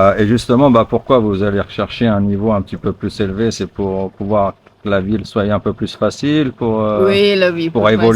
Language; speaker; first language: French; native; French